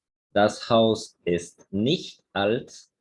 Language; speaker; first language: German; non-native, fluent; Spanish